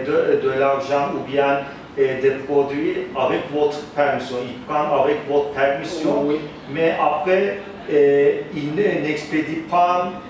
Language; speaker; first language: French; non-native, fluent; Turkish